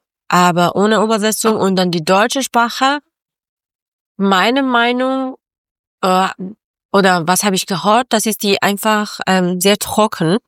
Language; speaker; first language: German; non-native, learner; Persian